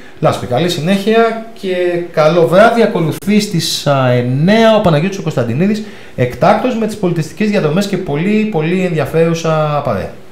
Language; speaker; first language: Greek; native; Greek